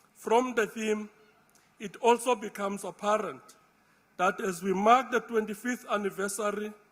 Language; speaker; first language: English; non-native, local second language; Afrikaans